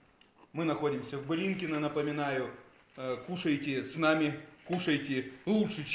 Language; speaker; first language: Russian; native; Russian